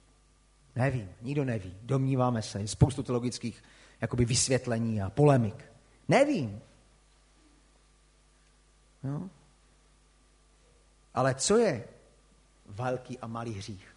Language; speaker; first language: Czech; native; Czech